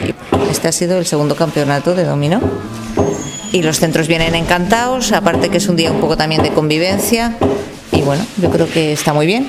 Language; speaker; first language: Spanish; native; Spanish